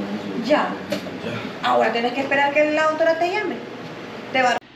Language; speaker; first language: Spanish; native; Spanish